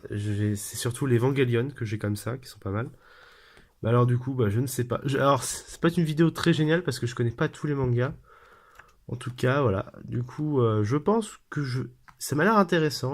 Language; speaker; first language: French; native; French